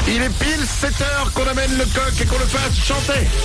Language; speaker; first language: French; native; French